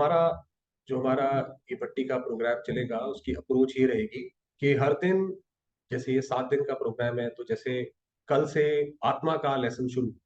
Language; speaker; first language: Hindi; native; Hindi